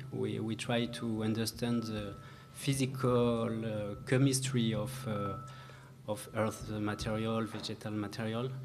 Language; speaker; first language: English; non-native, learner; French